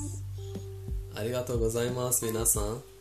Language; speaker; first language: Japanese; non-native, fluent; Persian